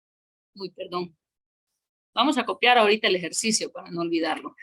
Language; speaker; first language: Spanish; native; Spanish